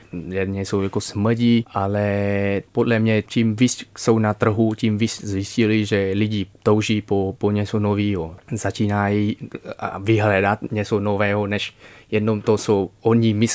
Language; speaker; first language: Czech; non-native, fluent; Vietnamese